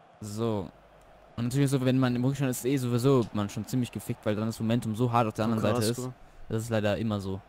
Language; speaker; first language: German; native; German